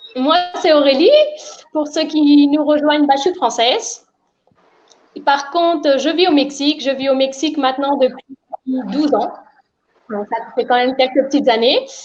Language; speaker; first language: French; native; French